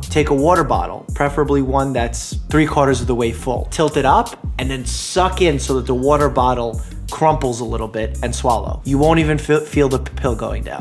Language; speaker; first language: English; native; English